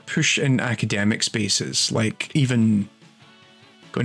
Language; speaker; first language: English; native; English